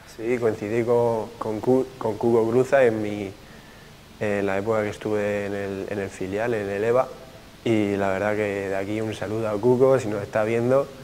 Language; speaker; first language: Spanish; native; Spanish